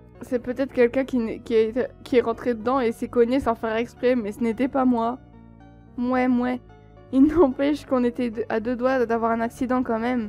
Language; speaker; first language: French; native; French